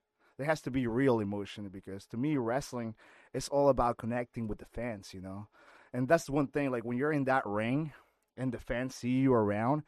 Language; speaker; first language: English; non-native, fluent; Spanish